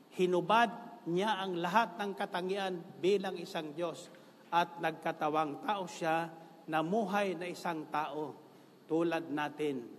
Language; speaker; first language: Filipino; non-native, local second language; Bikol